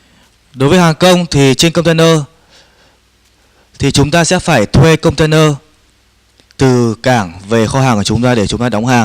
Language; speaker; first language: Vietnamese; native; Vietnamese